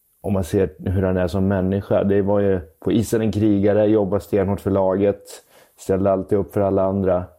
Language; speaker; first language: Swedish; native; Swedish